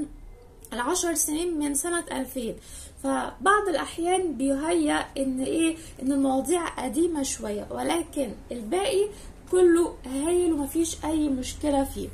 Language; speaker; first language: Arabic; native; Arabic